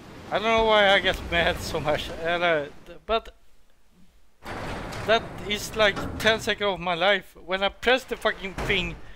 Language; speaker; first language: English; non-native, learner; Swedish